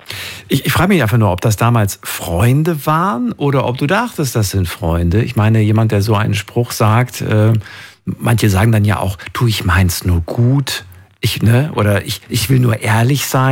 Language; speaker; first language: German; native; German